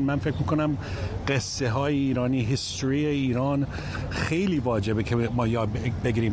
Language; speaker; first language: Persian; early bilingual, heritage; English